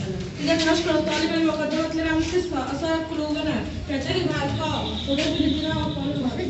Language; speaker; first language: Arabic; native; Arabic